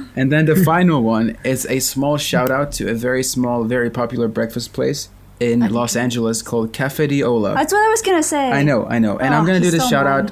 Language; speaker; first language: English; non-native, fluent; Swedish